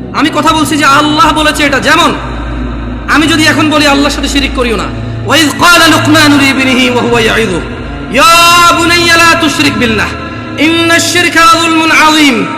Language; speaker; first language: Bangla; early bilingual, heritage; Bangla